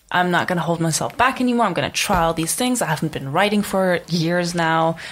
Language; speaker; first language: English; non-native, fluent; Czech